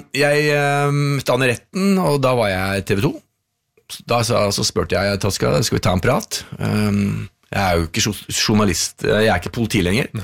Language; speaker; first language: Norwegian; native; Norwegian